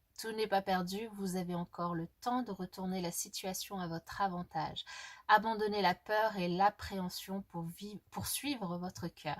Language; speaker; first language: French; native; French